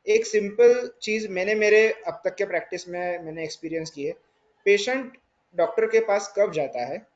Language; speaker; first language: Hindi; non-native, local second language; Marathi